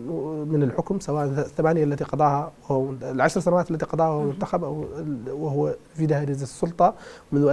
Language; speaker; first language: Arabic; native; Arabic